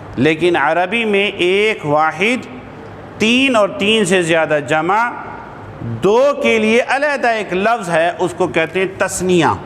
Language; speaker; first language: Urdu; native; Urdu